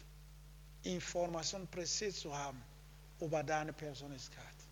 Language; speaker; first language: German; non-native, learner; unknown